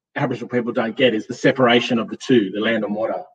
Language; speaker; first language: English; native; English